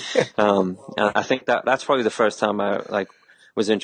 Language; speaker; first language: English; native; English